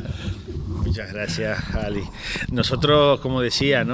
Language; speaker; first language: Spanish; native; Spanish